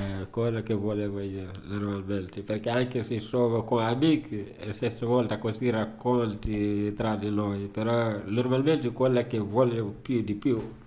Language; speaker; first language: Italian; non-native, learner; Wolof